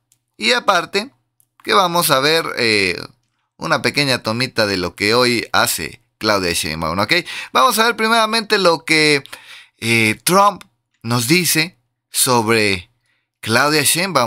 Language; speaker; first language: Spanish; native; Spanish